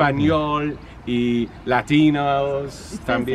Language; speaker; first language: Spanish; non-native, learner; English